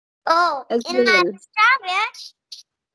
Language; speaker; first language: English; non-native, learner; Marathi